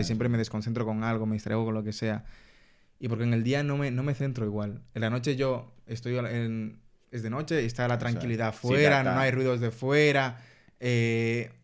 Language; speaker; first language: Spanish; native; Spanish